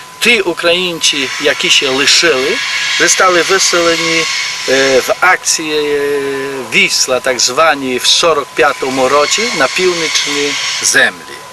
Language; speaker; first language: Ukrainian; early bilingual, heritage; Ukrainian